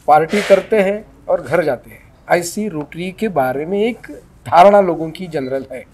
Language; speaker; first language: Hindi; non-native, local second language; Marathi